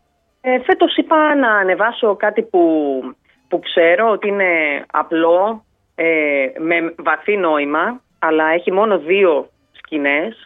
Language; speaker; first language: Greek; native; Greek